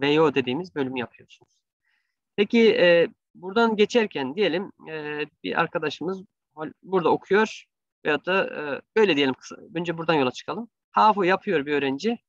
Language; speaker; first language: Turkish; native; Turkish